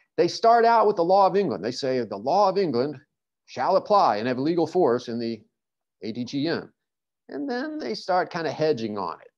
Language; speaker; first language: English; native; English